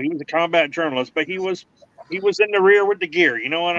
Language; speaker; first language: English; native; English